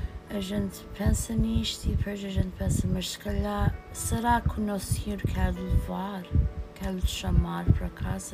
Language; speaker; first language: Portuguese; early bilingual, heritage; Portuguese